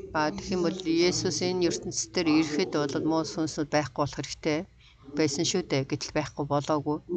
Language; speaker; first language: Mongolian; non-native, fluent; Korean